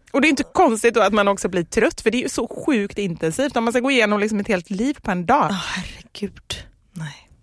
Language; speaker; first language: Swedish; native; Swedish